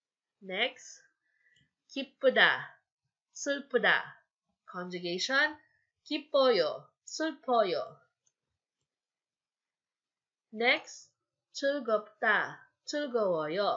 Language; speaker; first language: Korean; non-native, fluent; Filipino